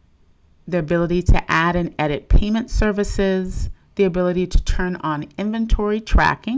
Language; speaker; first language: English; native; English